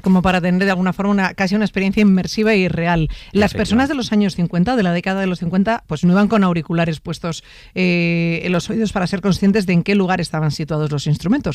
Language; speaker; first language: Spanish; native; Spanish